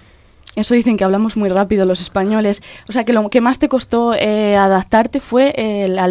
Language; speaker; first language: Spanish; native; Spanish